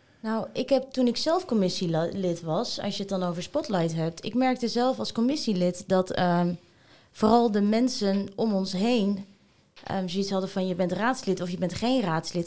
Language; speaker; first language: Dutch; native; Dutch